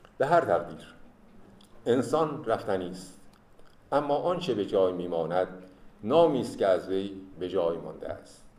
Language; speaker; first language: Persian; native; Persian